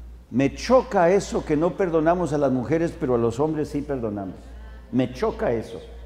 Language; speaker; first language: Spanish; early bilingual, heritage; Spanish